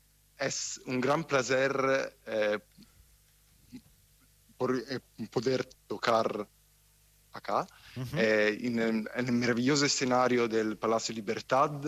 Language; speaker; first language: Spanish; non-native, fluent; Italian